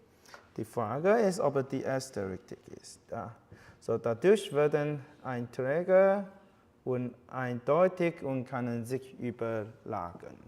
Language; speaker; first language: German; non-native, fluent; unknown